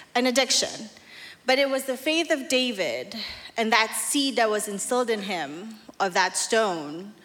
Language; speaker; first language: English; non-native, local second language; Filipino